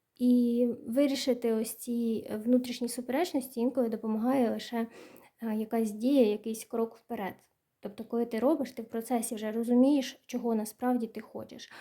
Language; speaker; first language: Ukrainian; non-native, local second language; Russian